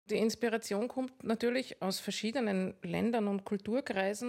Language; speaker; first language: German; native; German